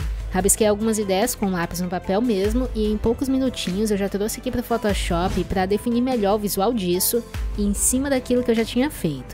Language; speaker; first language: Portuguese; native; Portuguese